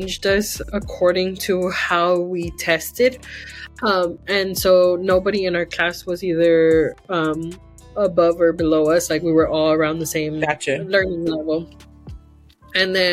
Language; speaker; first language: English; early bilingual, other home language; Spanish